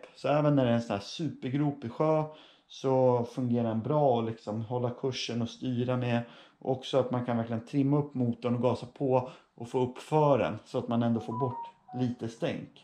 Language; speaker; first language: Swedish; native; Swedish